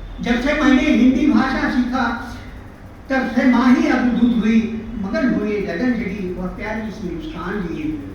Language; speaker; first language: Hindi; native; Hindi